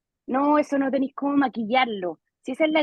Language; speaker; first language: Spanish; native; Spanish